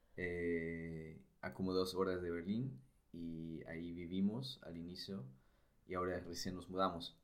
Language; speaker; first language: Spanish; non-native, fluent; German